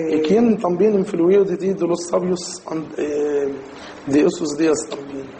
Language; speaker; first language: Spanish; non-native, learner; Arabic